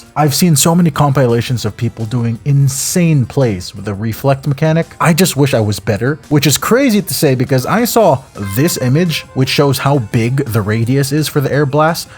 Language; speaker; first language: English; native; English